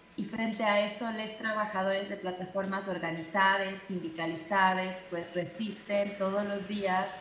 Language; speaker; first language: Spanish; native; Spanish